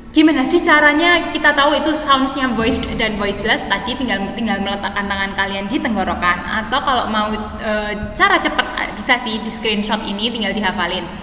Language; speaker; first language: Indonesian; native; Indonesian